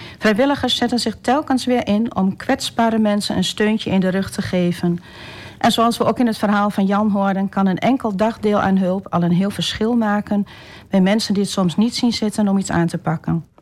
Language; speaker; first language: Dutch; native; Dutch